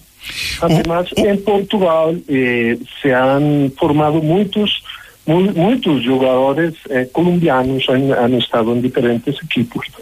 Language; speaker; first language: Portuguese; non-native, learner; Spanish